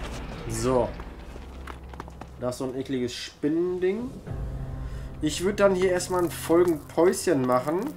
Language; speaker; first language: German; native; German